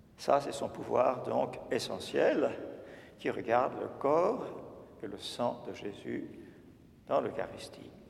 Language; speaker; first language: French; native; French